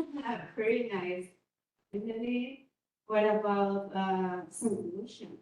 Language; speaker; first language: English; non-native, learner; Spanish